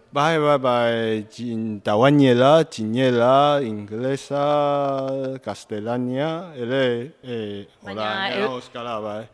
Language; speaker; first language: Basque; non-native, learner; Chinese